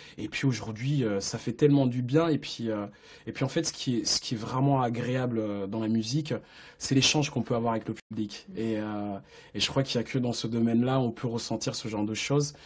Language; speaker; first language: French; early bilingual, other home language; Kinyarwanda